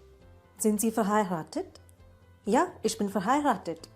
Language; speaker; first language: German; non-native, fluent; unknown